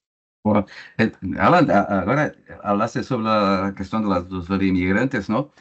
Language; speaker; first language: Spanish; non-native, learner; Portuguese